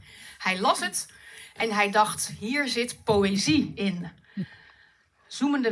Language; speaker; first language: Dutch; native; Dutch